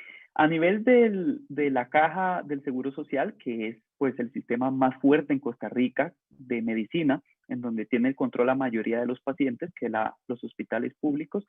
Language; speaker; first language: Spanish; native; Spanish